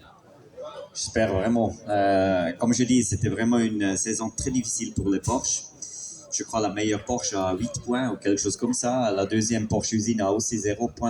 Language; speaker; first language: French; non-native, fluent; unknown